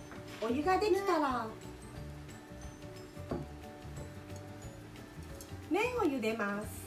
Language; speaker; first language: Japanese; native; Japanese